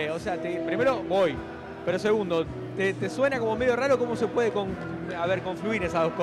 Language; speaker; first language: Spanish; native; Spanish